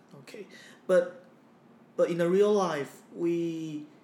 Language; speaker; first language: English; non-native, fluent; Chinese